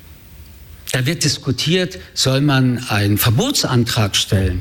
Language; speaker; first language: German; early bilingual, other home language; French